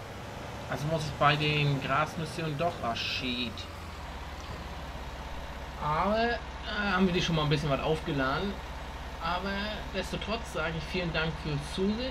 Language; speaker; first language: German; native; German